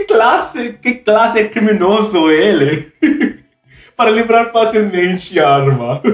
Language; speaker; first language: Portuguese; non-native, learner; English